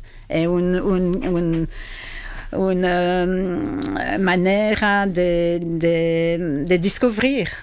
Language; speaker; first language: Portuguese; non-native, fluent; French